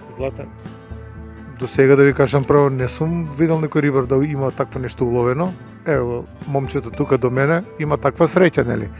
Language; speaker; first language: Macedonian; native; Macedonian